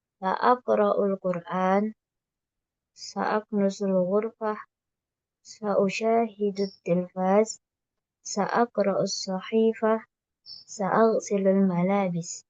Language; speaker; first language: Arabic; non-native, learner; Indonesian